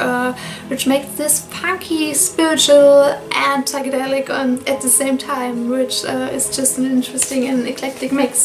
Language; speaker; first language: English; non-native, fluent; German